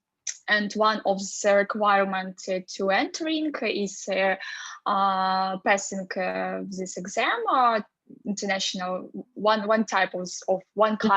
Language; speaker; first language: English; non-native, fluent; Russian